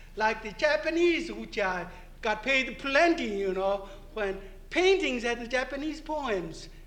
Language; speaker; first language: English; non-native, fluent; Korean